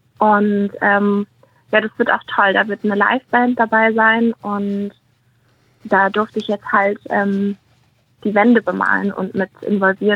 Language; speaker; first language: German; native; German